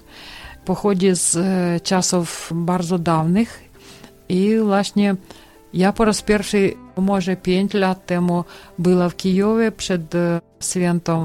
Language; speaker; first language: Polish; non-native, learner; Ukrainian